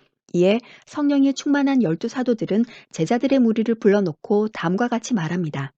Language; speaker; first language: Korean; native; Korean